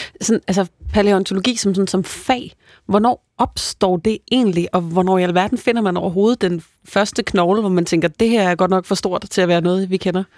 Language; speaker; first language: Danish; native; Danish